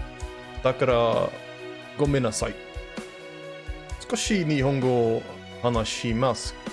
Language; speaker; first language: Japanese; non-native, learner; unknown